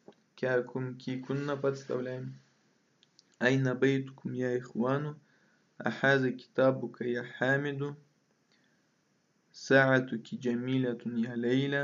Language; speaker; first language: Arabic; non-native, fluent; Russian